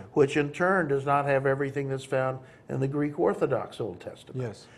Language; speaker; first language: English; native; English